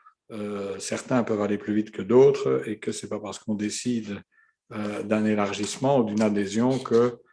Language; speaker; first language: French; native; French